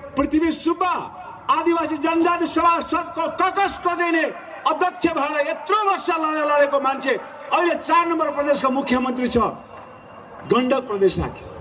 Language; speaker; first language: Nepali; non-native, local second language; Sherpa